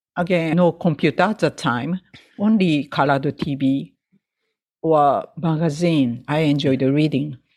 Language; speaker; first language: English; non-native, fluent; Japanese